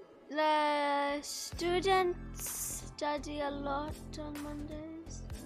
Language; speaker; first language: English; native; English